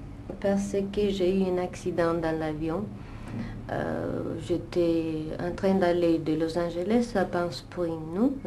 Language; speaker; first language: French; non-native, fluent; Italian